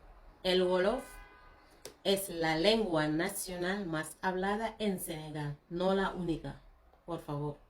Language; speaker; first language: Spanish; non-native, fluent; Wolof